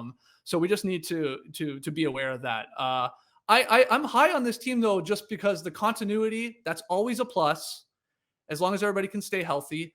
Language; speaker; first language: English; native; English